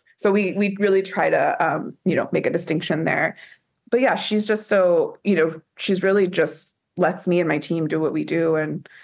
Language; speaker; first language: English; native; English